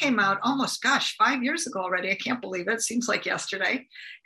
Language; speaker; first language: English; native; English